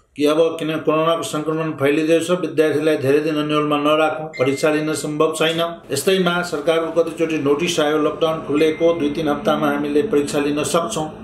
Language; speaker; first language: Nepali; non-native, local second language; Maithili